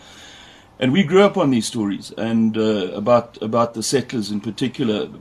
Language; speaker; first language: English; native; English